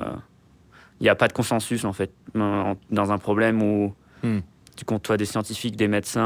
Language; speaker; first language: French; native; French